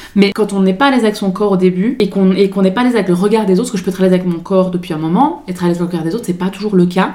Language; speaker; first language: French; native; French